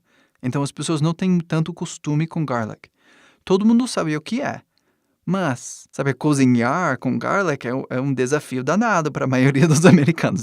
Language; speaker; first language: Portuguese; non-native, fluent; English